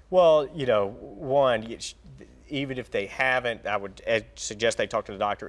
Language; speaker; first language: English; native; English